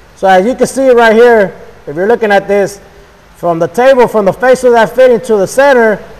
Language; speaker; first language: English; early bilingual, other home language; Spanish